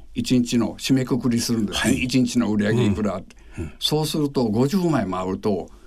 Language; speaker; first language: Japanese; native; Japanese